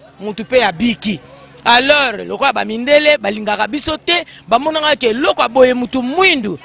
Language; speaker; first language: Lingala; non-native, local second language; Kongo